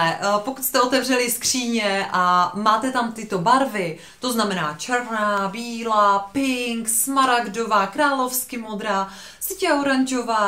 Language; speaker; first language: Czech; native; Czech